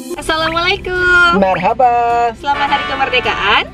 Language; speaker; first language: Indonesian; native; Indonesian